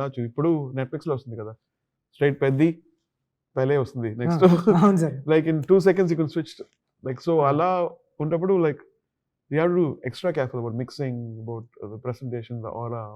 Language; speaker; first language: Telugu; non-native, learner; Tamil